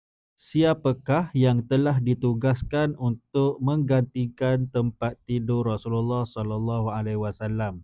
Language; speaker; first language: Malay; native; Malay